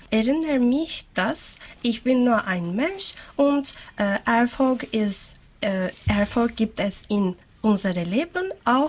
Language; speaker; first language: German; non-native, learner; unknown